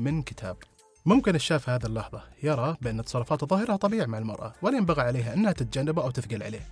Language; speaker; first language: Arabic; native; Arabic